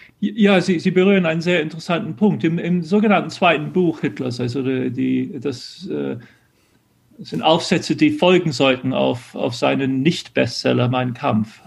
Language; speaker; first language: German; early bilingual, other home language; English